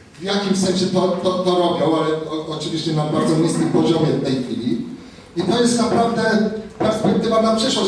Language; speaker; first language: Polish; non-native, fluent; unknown